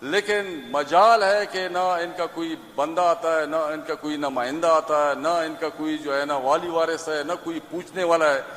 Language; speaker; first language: Hindi; non-native, local second language; Pashto